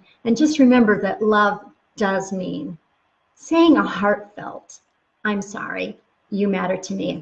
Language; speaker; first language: English; native; English